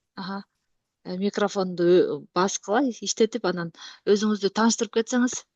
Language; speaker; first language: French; non-native, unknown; Kyrgyz